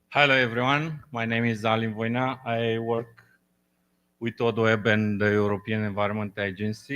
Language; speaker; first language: English; non-native, fluent; Romanian